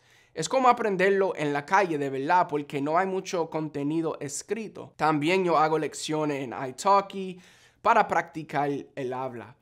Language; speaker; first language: Spanish; non-native, fluent; English